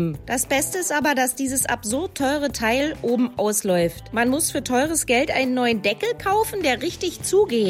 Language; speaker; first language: German; native; German